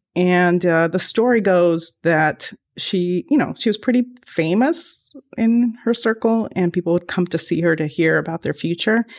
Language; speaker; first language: English; early bilingual, other home language; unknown